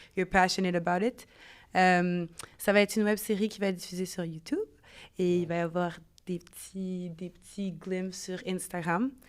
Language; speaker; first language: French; native; French